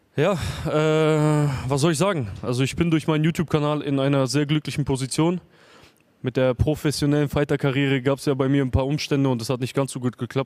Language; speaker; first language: German; native; German